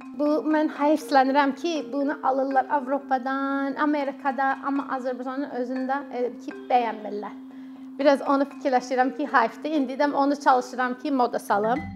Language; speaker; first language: Azerbaijani; non-native, fluent; English